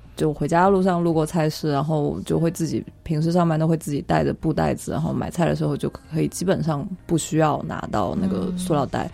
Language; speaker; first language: Chinese; native; Chinese